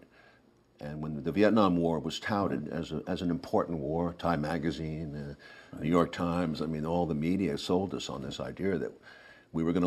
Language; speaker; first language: English; native; English